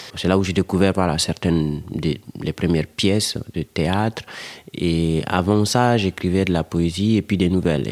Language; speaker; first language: French; non-native, local second language; Fula